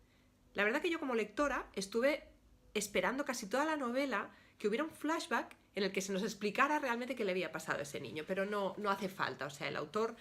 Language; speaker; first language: Spanish; native; Spanish